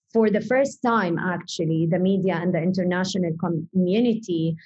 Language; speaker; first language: English; early bilingual, other home language; Arabic